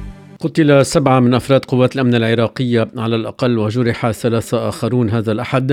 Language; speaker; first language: Arabic; native; Arabic